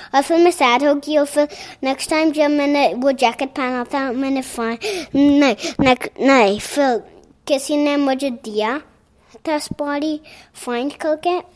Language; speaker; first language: Hindi; early bilingual, heritage; Hindi